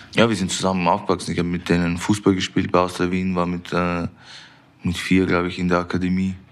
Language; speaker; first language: German; native; German